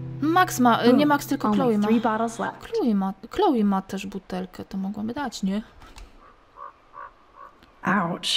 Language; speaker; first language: Polish; native; Polish